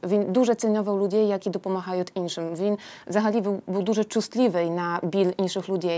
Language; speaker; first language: Polish; non-native, learner; Ukrainian